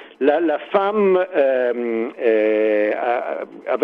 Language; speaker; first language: French; non-native, learner; English